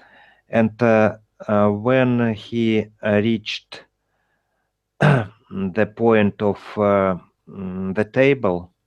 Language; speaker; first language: English; non-native, learner; Russian